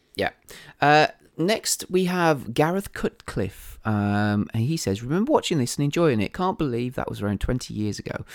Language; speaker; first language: English; native; English